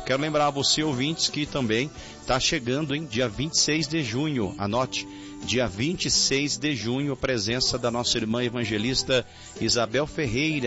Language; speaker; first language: Portuguese; native; Portuguese